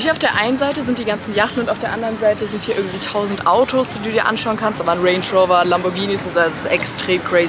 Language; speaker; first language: German; native; German